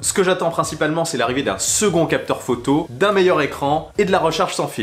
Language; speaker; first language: French; native; French